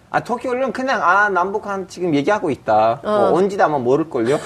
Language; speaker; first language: Korean; non-native, fluent; Turkish